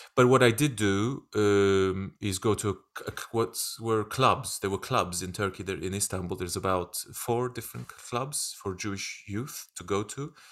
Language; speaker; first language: English; non-native, fluent; Turkish